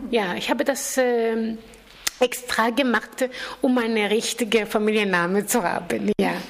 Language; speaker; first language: German; non-native, learner; Kinyarwanda